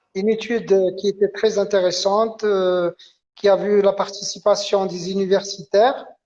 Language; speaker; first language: French; non-native, local second language; Arabic